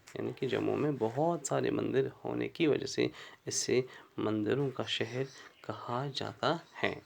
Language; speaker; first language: Urdu; non-native, local second language; Kashmiri